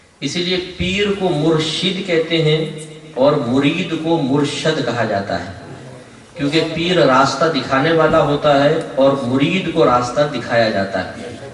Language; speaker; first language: Urdu; native; Urdu